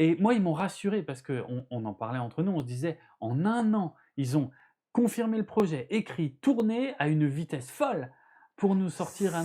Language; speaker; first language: French; native; French